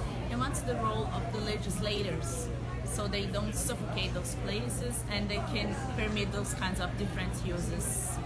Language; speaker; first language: English; non-native, fluent; Portuguese